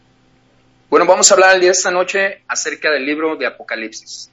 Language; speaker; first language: Spanish; native; Spanish